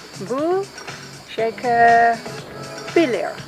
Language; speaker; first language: Turkish; non-native, learner; English